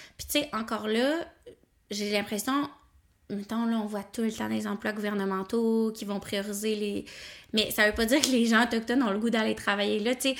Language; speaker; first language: French; native; French